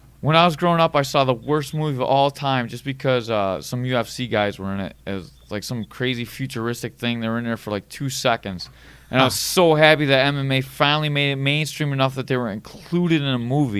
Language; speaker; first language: English; native; English